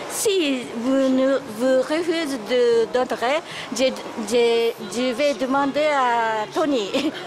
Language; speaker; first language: French; non-native, learner; Japanese